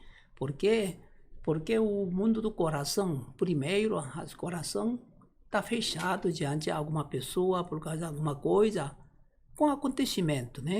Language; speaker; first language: Portuguese; non-native, learner; Korean